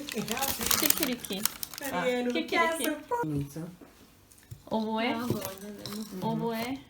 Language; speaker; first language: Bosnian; non-native, learner; Korean